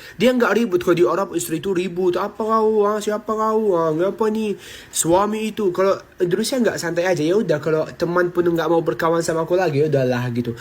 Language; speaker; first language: Indonesian; non-native, fluent; Arabic